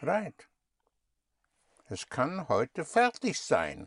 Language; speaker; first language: German; non-native, fluent; English